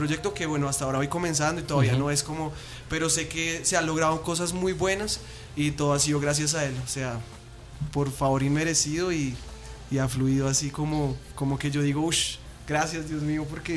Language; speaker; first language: Spanish; native; Spanish